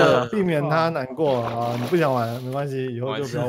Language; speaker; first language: Chinese; native; Chinese